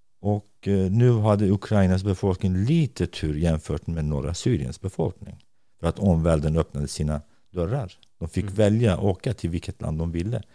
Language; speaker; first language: Swedish; non-native, fluent; Kurdish